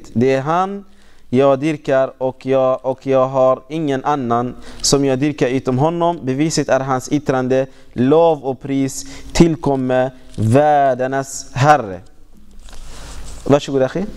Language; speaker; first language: Swedish; non-native, fluent; Arabic